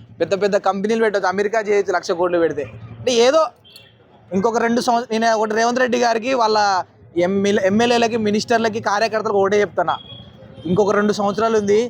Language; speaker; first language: Telugu; native; Telugu